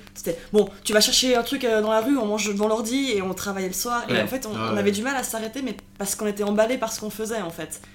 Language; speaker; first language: French; native; French